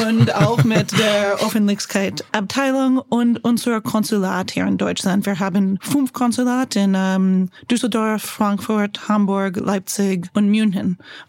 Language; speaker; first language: German; non-native, learner; English